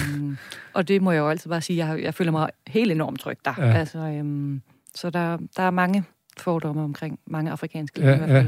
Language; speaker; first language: Danish; native; Danish